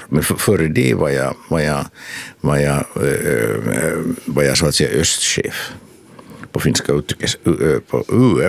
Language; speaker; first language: Swedish; non-native, local second language; Finnish